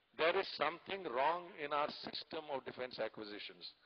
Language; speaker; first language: English; non-native, local second language; Tamil